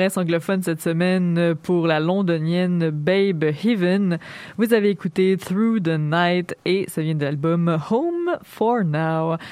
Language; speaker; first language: French; native; French